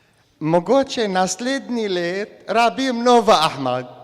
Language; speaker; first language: Slovenian; non-native, learner; Arabic